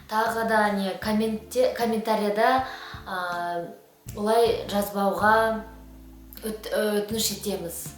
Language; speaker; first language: Kazakh; non-native, local second language; Uyghur